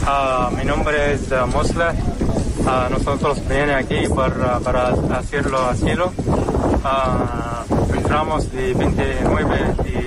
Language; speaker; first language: Spanish; non-native, learner; Arabic